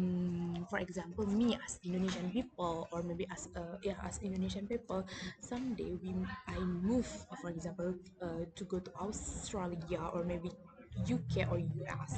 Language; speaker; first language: English; non-native, learner; Indonesian